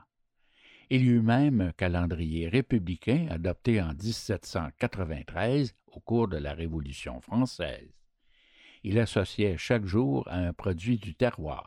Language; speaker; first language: French; native; French